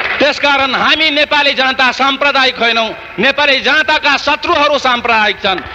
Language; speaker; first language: Nepali; non-native, local second language; Newari